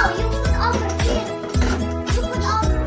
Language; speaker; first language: English; non-native, learner; Indonesian